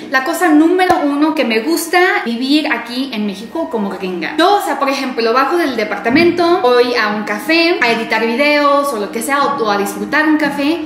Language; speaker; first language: Spanish; early bilingual, heritage; English